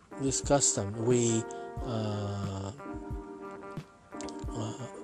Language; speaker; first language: English; non-native, learner; Japanese